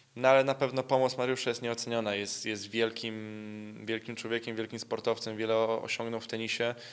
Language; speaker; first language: Polish; native; Polish